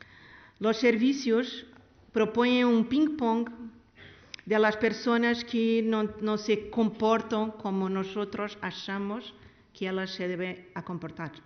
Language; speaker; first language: Spanish; non-native, learner; Portuguese